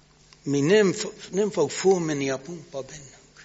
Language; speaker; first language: Hungarian; non-native, learner; English